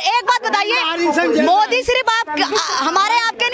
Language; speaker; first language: Hindi; native; Hindi